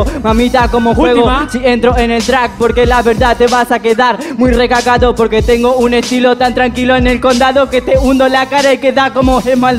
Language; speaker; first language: Spanish; native; Spanish